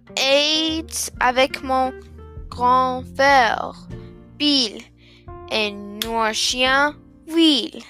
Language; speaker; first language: French; non-native, learner; English